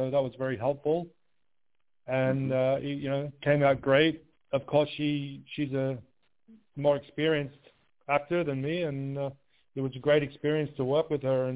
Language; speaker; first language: English; native; English